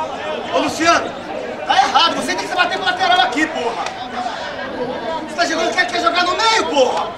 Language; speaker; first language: Portuguese; native; Portuguese